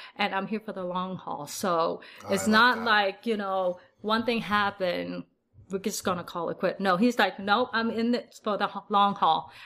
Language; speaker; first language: English; early bilingual, other home language; Vietnamese